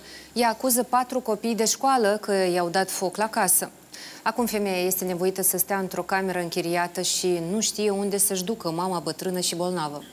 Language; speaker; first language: Romanian; native; Romanian